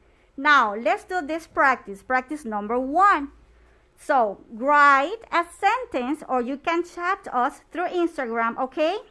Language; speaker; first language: English; non-native, fluent; Spanish